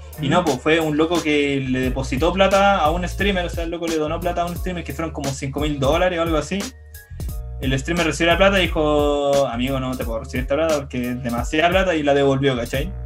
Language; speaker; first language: Spanish; native; Spanish